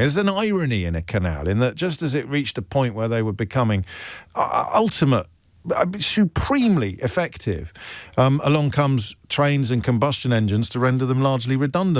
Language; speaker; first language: English; native; English